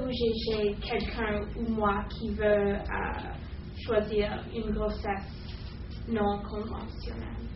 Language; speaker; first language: French; non-native, learner; English